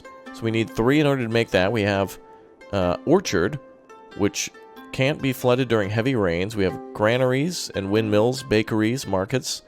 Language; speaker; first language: English; native; English